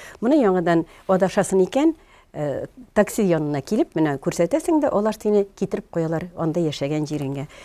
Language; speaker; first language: Tatar; native; Tatar